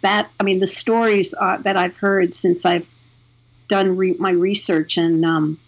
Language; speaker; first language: English; native; English